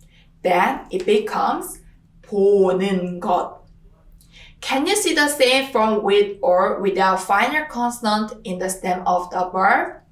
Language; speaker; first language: English; non-native, fluent; Korean